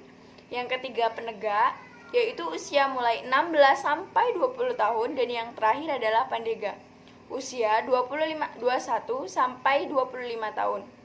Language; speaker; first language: Indonesian; native; Indonesian